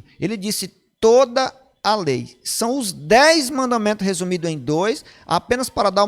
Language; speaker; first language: Portuguese; native; Portuguese